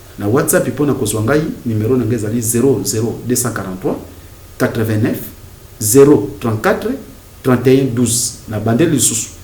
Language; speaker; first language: Lingala; non-native, local second language; Kongo